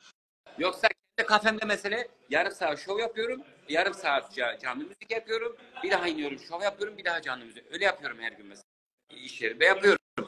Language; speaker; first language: Turkish; native; Turkish